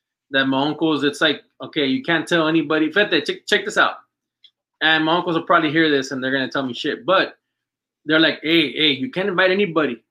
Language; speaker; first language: English; early bilingual, other home language; Spanish